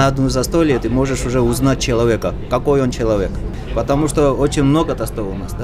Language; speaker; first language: Russian; non-native, fluent; Georgian